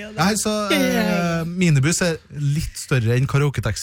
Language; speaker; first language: Norwegian; native; Norwegian